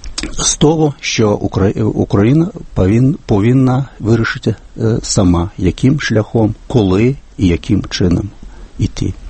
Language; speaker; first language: Ukrainian; non-native, fluent; Lithuanian